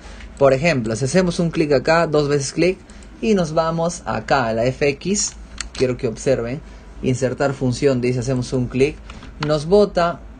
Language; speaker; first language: Spanish; native; Spanish